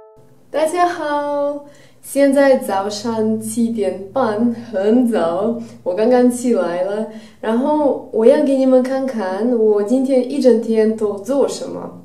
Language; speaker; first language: Chinese; non-native, fluent; Russian